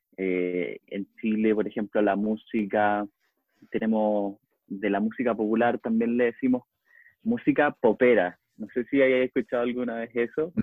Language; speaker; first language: Spanish; native; Spanish